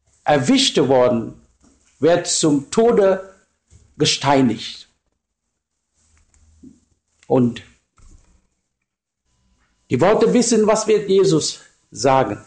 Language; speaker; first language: German; non-native, learner; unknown